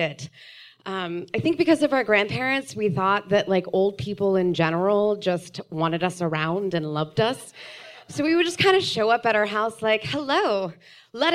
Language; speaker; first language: English; native; English